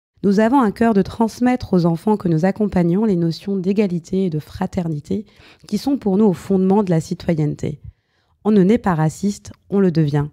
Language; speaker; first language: French; native; French